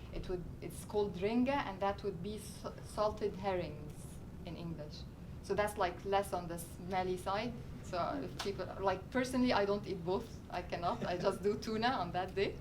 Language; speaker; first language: English; non-native, local second language; Arabic